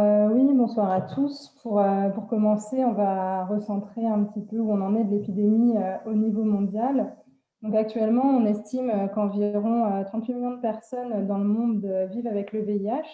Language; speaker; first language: French; native; French